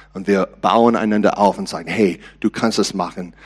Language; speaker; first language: German; non-native, learner; English